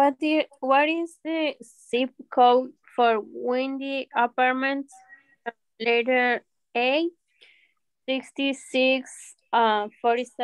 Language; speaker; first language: English; non-native, learner; Spanish